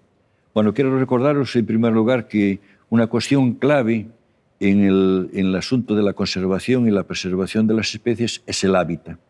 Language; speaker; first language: Spanish; native; Spanish